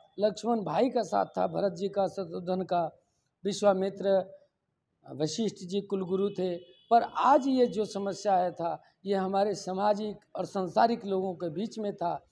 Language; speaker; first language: Hindi; native; Hindi